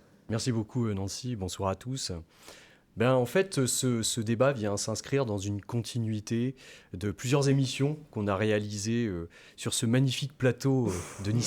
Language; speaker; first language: French; native; French